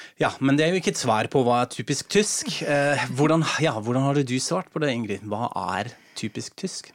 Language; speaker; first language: Norwegian; non-native, fluent; German